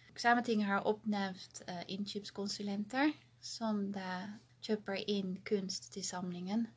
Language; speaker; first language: Norwegian; non-native, fluent; Dutch